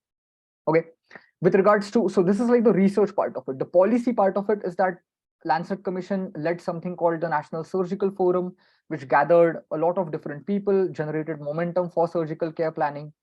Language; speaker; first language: English; non-native, local second language; Marathi